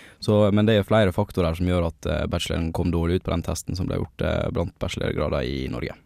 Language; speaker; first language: Norwegian; native; Norwegian